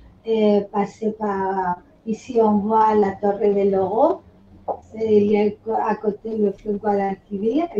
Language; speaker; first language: French; non-native, fluent; Spanish